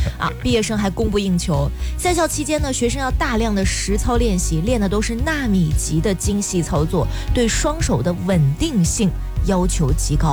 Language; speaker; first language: Chinese; native; Chinese